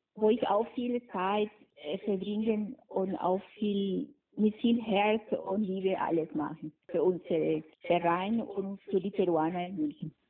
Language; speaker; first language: German; non-native, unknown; Spanish